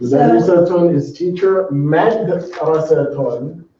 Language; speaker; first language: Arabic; non-native, fluent; English